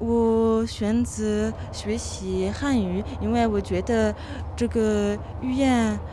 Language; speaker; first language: Chinese; non-native, learner; French